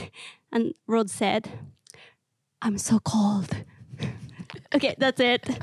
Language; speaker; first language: English; non-native, learner; Japanese